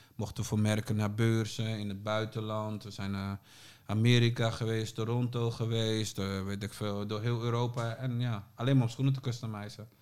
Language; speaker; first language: Dutch; native; Dutch